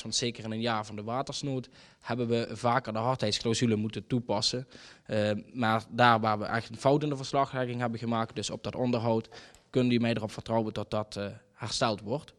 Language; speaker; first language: Dutch; native; Dutch